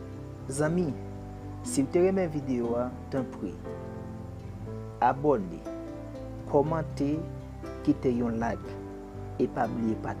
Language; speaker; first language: French; non-native, local second language; Haitian Creole